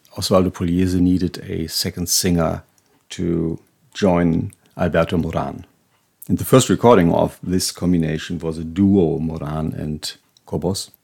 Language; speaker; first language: English; non-native, fluent; German